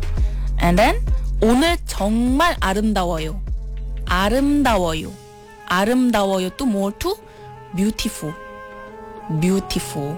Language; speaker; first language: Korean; non-native, learner; Malay